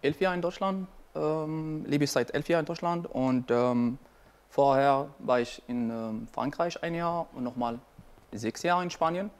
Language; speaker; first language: German; non-native, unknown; Arabic